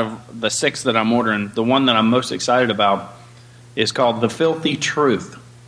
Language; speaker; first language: English; native; English